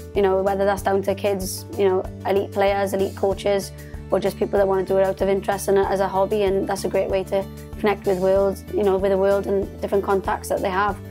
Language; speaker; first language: English; non-native, fluent; Thai